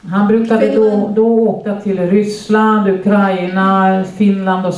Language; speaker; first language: Swedish; native; Swedish